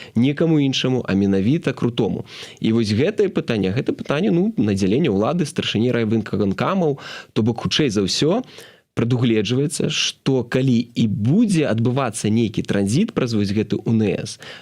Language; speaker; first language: Belarusian; non-native, local second language; Russian